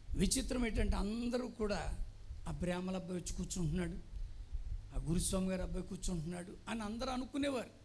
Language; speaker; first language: Telugu; non-native, local second language; Tamil